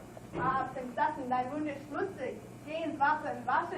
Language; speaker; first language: German; non-native, learner; English